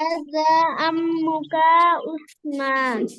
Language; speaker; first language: Arabic; non-native, learner; Urdu